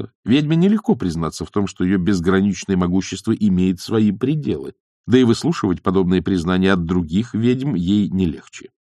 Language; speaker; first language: Russian; native; Russian